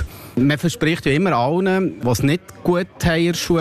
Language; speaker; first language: German; native; German